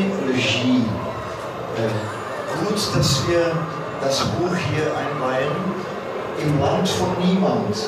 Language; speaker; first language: German; non-native, fluent; Czech